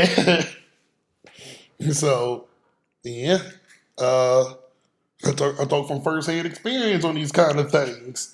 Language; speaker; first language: English; native; English